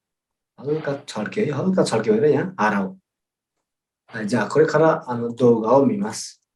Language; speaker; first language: Japanese; non-native, fluent; Nepali